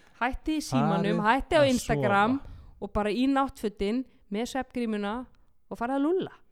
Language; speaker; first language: Icelandic; native; Icelandic